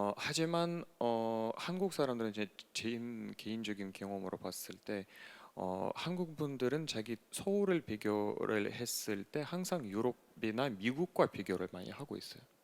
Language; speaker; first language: Korean; non-native, fluent; Russian